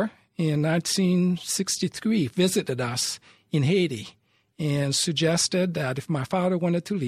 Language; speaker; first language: English; early bilingual, other home language; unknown